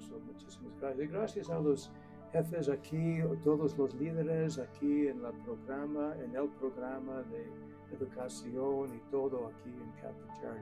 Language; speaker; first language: Spanish; non-native, learner; English